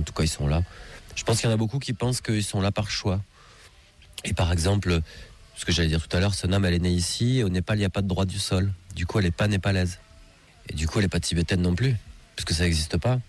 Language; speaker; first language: French; native; French